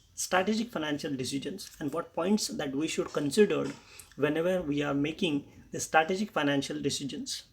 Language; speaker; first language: English; non-native, local second language; Marathi